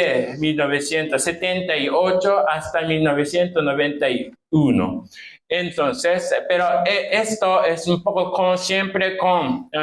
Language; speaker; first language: Spanish; non-native, fluent; Japanese